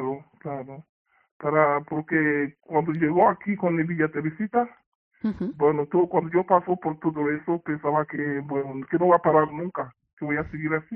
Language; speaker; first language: Spanish; non-native, learner; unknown